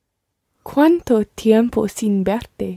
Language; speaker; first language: Spanish; non-native, learner; English